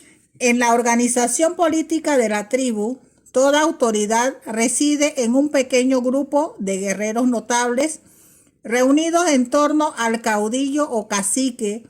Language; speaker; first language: Spanish; native; Spanish